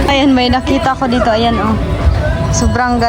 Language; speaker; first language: Filipino; non-native, local second language; Cebuano